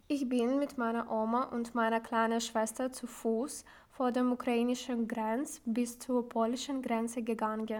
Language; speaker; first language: German; non-native, learner; Ukrainian